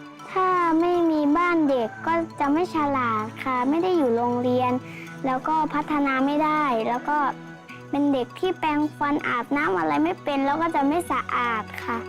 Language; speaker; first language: Thai; early bilingual, other home language; Shan